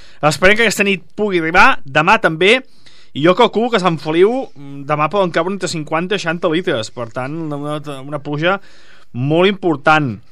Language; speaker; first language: Catalan; native; Catalan